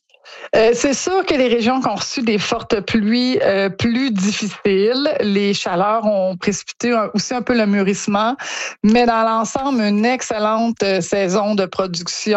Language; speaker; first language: French; native; French